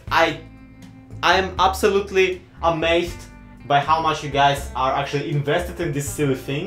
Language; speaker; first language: English; non-native, fluent; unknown